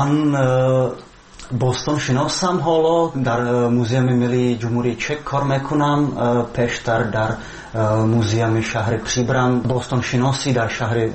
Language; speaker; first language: Persian; non-native, fluent; Czech